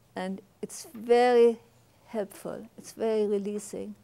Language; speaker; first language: English; non-native, fluent; German